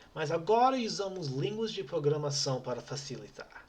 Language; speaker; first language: Portuguese; non-native, fluent; English